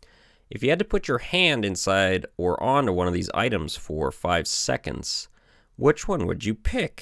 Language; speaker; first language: English; native; English